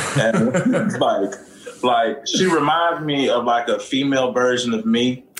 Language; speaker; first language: English; native; English